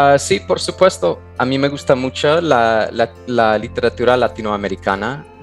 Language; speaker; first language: Spanish; non-native, fluent; English